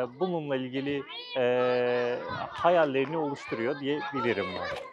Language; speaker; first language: Turkish; native; Turkish